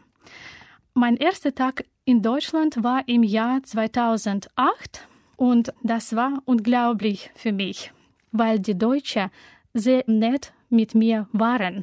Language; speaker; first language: German; non-native, learner; Russian